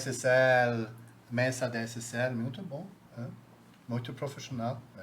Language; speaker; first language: Portuguese; non-native, learner; Swedish